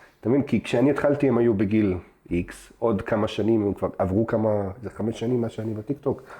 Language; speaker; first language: Hebrew; early bilingual, other home language; Russian